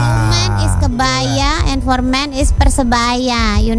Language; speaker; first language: English; non-native, learner; Indonesian